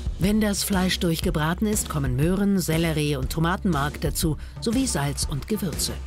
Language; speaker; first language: German; native; German